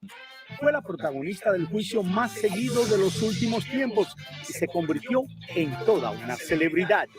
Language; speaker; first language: Spanish; native; Spanish